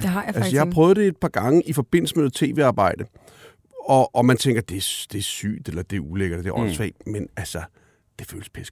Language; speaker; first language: Danish; native; Danish